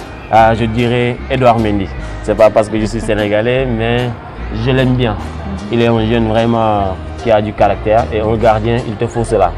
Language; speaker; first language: French; non-native, local second language; Wolof